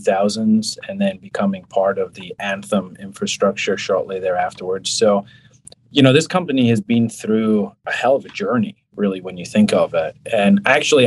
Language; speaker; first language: English; native; English